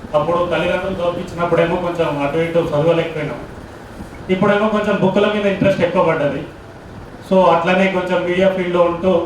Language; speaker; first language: Telugu; non-native, local second language; Lambadi